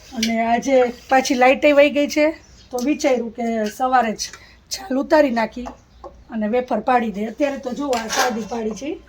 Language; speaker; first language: Gujarati; native; Gujarati